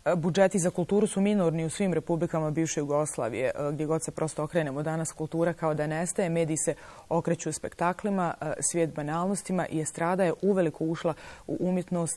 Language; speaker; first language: Serbian; native; Serbian